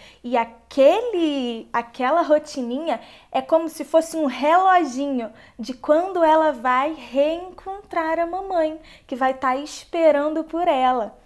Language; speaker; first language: Portuguese; native; Portuguese